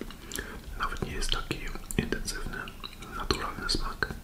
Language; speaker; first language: Polish; early bilingual, heritage; Polish